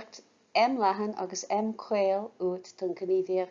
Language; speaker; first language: Irish; non-native, local second language; English